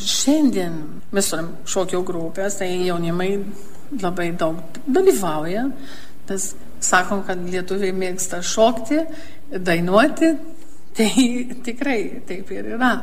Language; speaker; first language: Lithuanian; early bilingual, heritage; Lithuanian